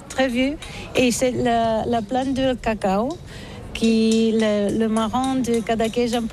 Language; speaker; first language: French; non-native, learner; Catalan